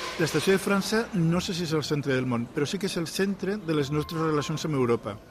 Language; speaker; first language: Catalan; non-native, local second language; Spanish